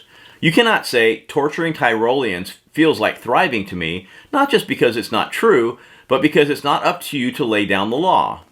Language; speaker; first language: English; native; English